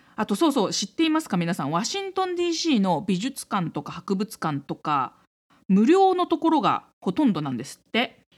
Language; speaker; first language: Japanese; native; Japanese